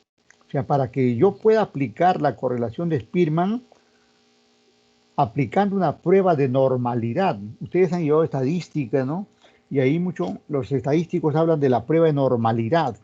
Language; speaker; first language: Spanish; native; Spanish